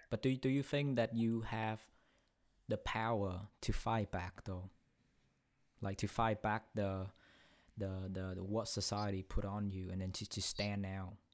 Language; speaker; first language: English; non-native, fluent; Vietnamese